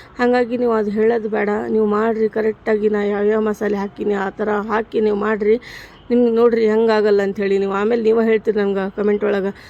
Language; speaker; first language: Kannada; native; Kannada